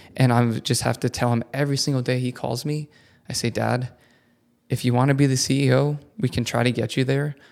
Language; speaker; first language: English; early bilingual, other home language; Italian